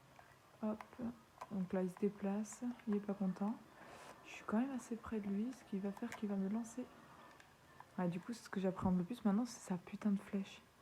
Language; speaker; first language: French; native; French